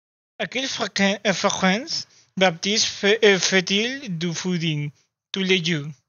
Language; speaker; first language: French; non-native, learner; Spanish